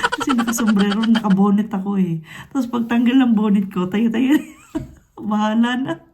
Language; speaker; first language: Filipino; native; Filipino